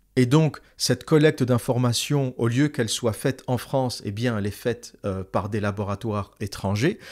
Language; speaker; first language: French; native; French